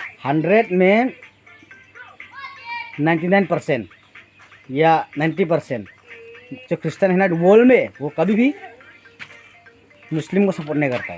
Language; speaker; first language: Hindi; non-native, local second language; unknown